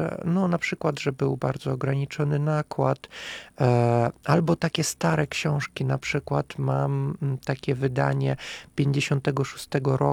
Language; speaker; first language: Polish; non-native, fluent; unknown